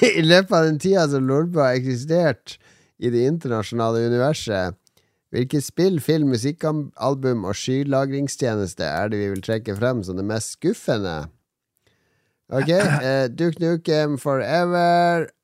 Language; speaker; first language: Norwegian; native; Norwegian